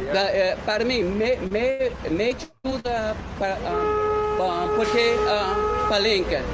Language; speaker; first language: Portuguese; non-native, learner; English